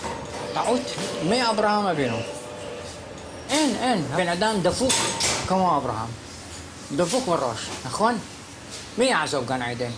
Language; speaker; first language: Hebrew; non-native, fluent; Arabic